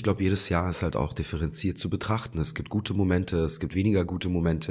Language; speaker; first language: German; native; German